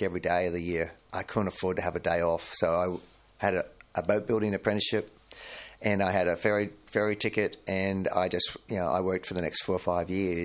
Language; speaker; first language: English; native; English